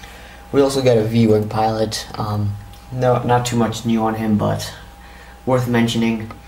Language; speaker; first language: English; native; English